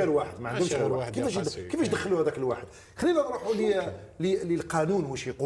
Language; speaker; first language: Arabic; native; Arabic